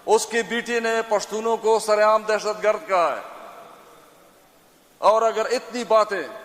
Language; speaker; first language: Hindi; non-native, local second language; Pashto